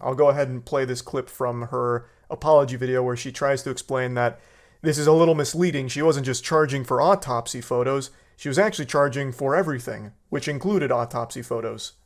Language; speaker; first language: English; native; English